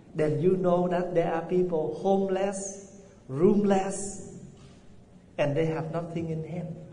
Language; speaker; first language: English; non-native, fluent; Vietnamese